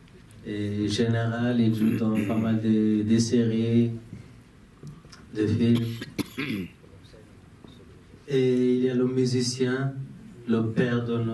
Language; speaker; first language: French; non-native, fluent; Persian